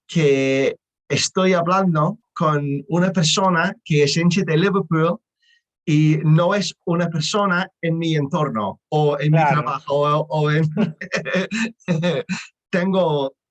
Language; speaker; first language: Spanish; non-native, learner; English